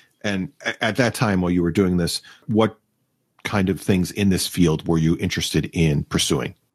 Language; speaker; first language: English; native; English